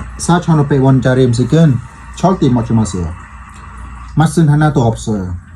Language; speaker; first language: Korean; non-native, learner; Vietnamese